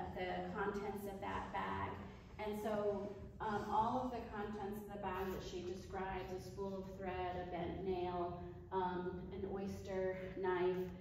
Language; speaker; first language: English; native; English